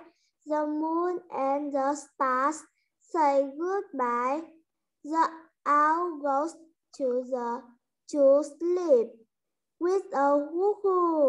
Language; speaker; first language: English; non-native, learner; Vietnamese